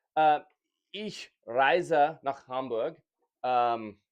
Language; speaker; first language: German; non-native, learner; English